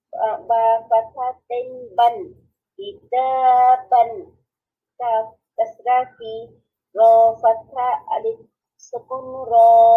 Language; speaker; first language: Arabic; non-native, learner; Bangla